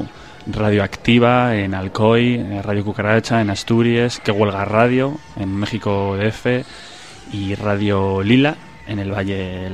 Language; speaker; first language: Spanish; native; Spanish